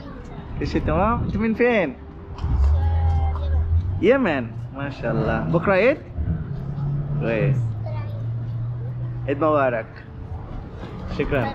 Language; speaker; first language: Arabic; non-native, learner; Bangla